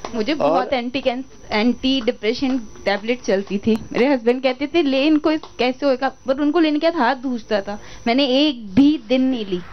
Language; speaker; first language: Hindi; native; Hindi